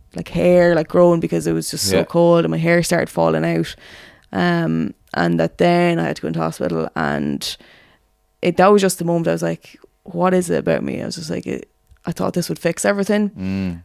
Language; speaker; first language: English; native; English